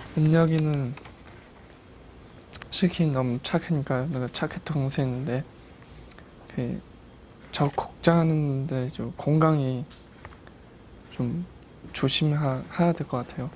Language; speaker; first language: Korean; non-native, learner; Chinese